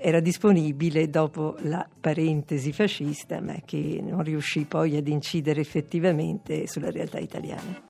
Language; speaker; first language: Italian; native; Italian